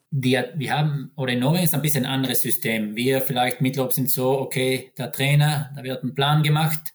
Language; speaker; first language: German; native; German